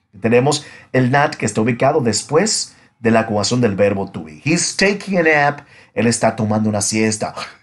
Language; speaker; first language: Spanish; native; Spanish